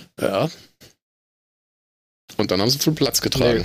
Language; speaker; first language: German; native; German